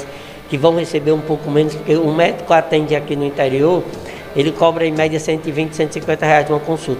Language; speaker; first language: Portuguese; native; Portuguese